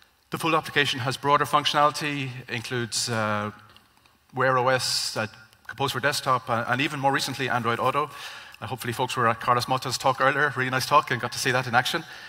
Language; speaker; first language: English; native; English